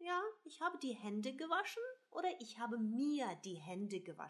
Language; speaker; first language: German; non-native, fluent; Russian